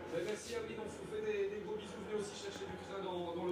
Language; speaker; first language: French; native; French